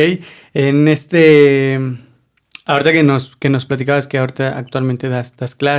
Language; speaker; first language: Spanish; native; Spanish